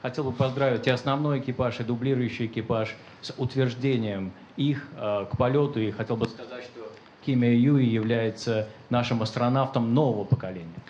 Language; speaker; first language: Russian; native; Russian